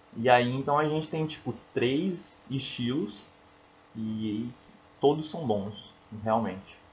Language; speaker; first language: Portuguese; native; Portuguese